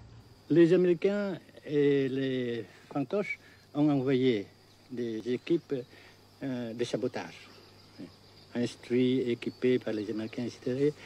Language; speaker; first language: French; non-native, fluent; Vietnamese